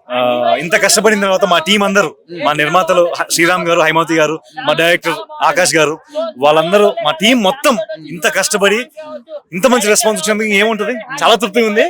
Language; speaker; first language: Telugu; native; Telugu